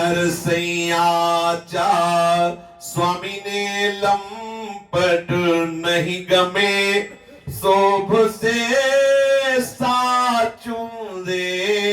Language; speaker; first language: Hindi; native; Hindi